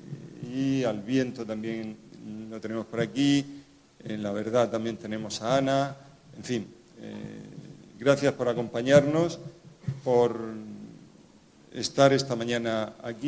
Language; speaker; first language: Spanish; native; Spanish